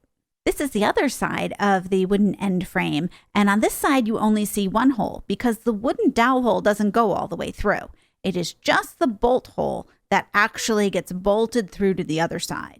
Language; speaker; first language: English; native; English